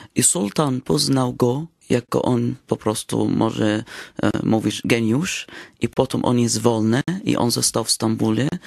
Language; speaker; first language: Polish; non-native, learner; Arabic